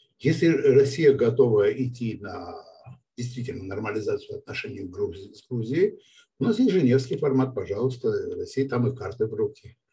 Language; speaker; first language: Russian; non-native, local second language; Georgian